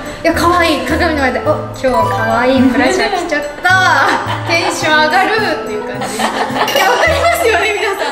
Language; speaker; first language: Japanese; native; Japanese